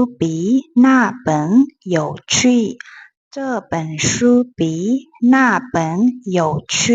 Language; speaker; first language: Chinese; non-native, fluent; Burmese